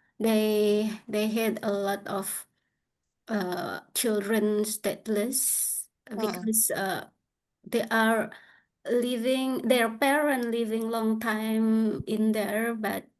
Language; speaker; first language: English; non-native, learner; Indonesian